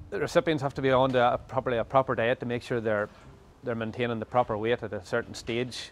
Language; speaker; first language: English; native; English